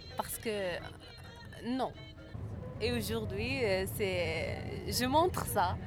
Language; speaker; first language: French; non-native, learner; Arabic